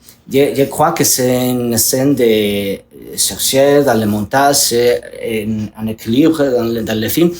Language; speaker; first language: French; non-native, learner; Spanish